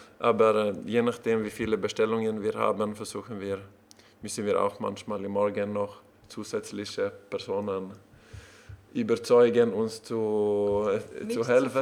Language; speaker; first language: German; non-native, learner; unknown